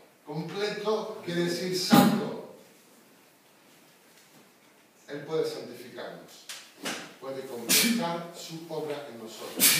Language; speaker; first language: Spanish; native; Spanish